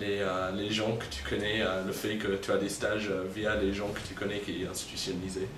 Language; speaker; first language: French; non-native, fluent; English